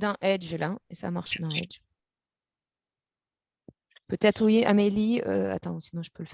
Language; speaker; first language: French; native; French